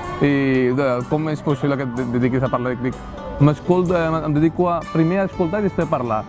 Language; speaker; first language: Catalan; non-native, fluent; Urdu